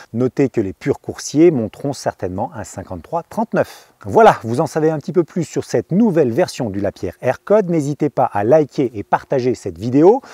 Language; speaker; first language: French; native; French